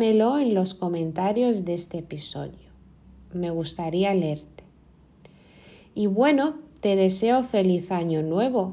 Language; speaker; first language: Spanish; non-native, fluent; Lithuanian